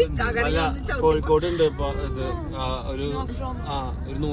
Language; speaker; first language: Malayalam; native; Malayalam